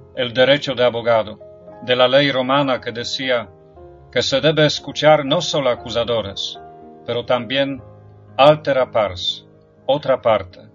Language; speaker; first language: Spanish; non-native, fluent; Polish